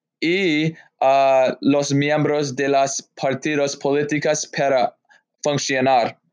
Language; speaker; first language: Spanish; non-native, learner; English